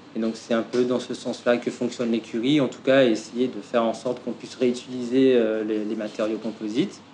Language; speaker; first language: French; native; French